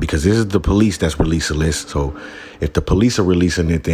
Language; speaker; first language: English; native; English